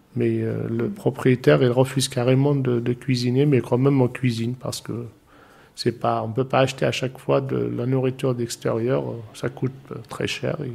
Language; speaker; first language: French; non-native, local second language; Arabic